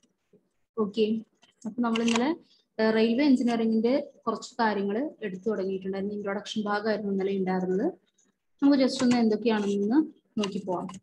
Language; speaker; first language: Malayalam; native; Malayalam